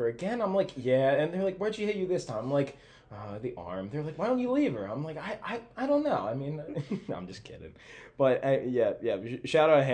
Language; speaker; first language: English; native; English